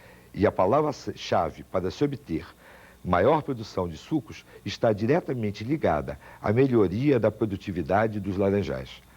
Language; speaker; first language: Portuguese; native; Portuguese